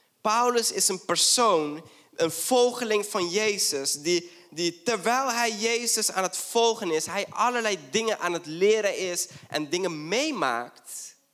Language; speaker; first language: Dutch; non-native, fluent; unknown